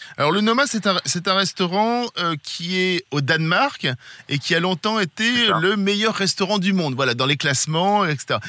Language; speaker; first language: French; native; French